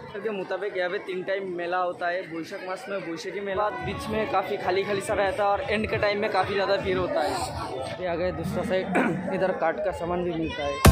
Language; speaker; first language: Hindi; non-native, local second language; Bangla